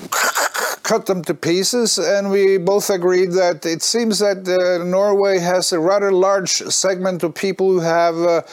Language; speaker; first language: English; non-native, fluent; Norwegian